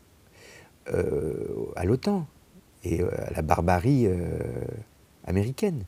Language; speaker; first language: French; native; French